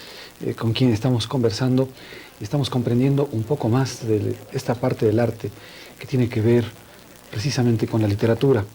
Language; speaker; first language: Spanish; native; Spanish